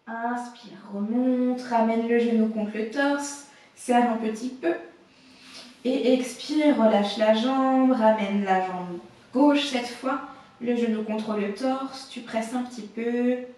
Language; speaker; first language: French; native; French